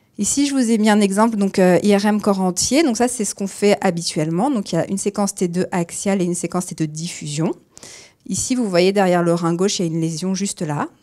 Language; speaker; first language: French; native; French